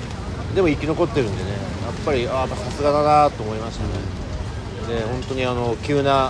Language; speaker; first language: Japanese; native; Japanese